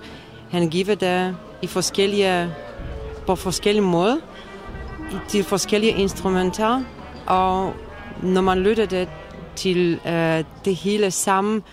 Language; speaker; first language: Danish; non-native, fluent; Polish